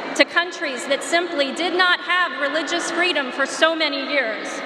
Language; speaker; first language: English; native; English